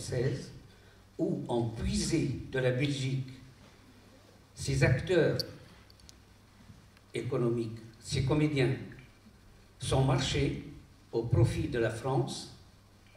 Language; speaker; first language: French; non-native, local second language; Arabic